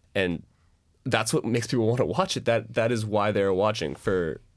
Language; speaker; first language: English; native; English